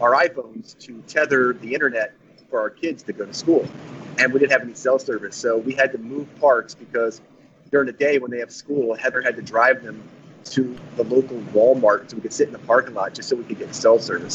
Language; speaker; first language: English; native; English